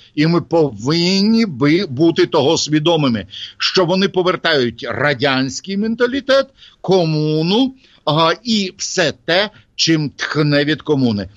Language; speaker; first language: Ukrainian; non-native, local second language; Russian